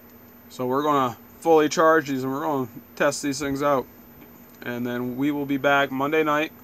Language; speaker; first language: English; native; English